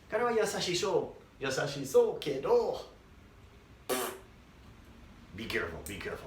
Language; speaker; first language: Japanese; non-native, learner; English